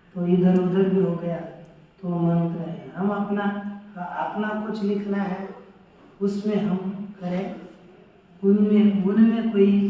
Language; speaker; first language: Hindi; non-native, local second language; Marathi